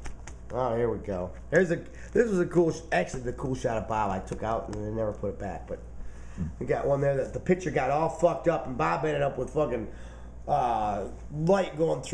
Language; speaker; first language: English; native; English